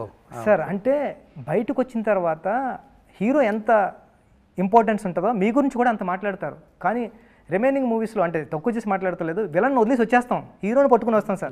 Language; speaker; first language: Telugu; native; Telugu